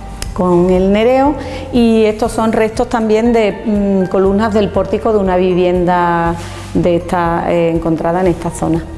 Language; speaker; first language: Spanish; native; Spanish